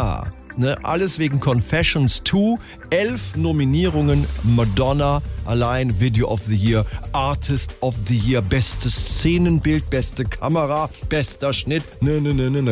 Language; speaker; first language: German; native; German